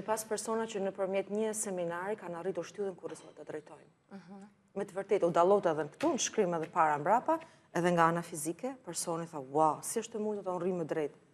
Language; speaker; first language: Albanian; native; Albanian